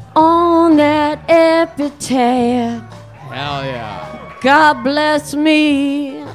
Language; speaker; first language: English; native; English